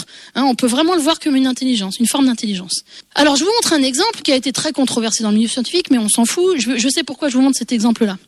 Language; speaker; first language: French; native; French